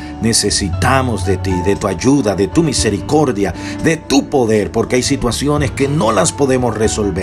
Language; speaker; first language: Spanish; native; Spanish